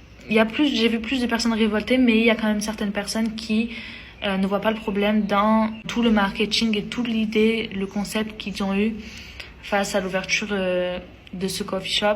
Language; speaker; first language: French; early bilingual, other home language; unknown